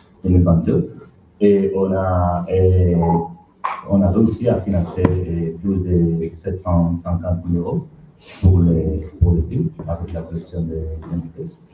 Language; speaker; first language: French; non-native, learner; Spanish